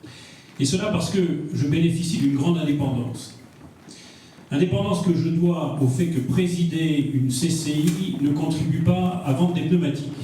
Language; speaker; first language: French; native; French